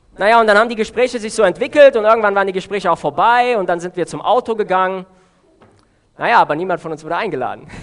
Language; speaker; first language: German; early bilingual, other home language; Romanian